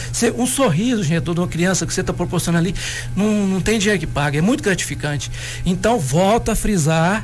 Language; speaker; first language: Portuguese; native; Portuguese